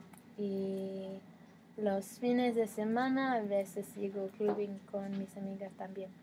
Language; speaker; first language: Spanish; non-native, learner; English